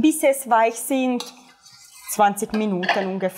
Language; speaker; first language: German; non-native, fluent; Italian